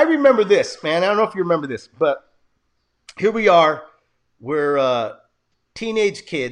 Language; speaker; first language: English; early bilingual, other home language; Spanish